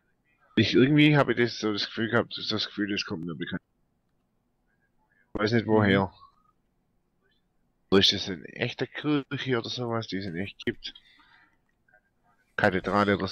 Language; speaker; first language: German; native; German